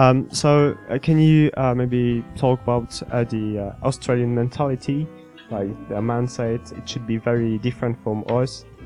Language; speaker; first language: English; non-native, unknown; French